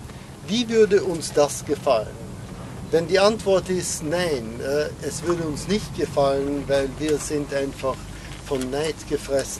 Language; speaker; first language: German; non-native, fluent; English